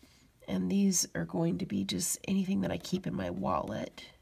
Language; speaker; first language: English; native; English